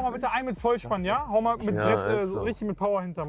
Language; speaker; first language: German; native; German